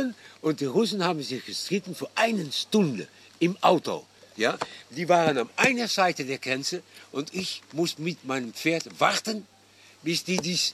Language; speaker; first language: German; non-native, fluent; Dutch